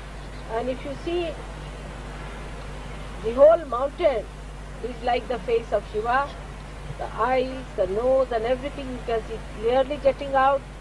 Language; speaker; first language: English; non-native, local second language; Hindi